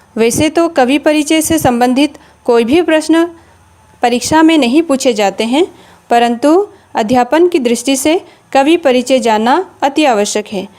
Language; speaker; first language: Hindi; non-native, local second language; Nepali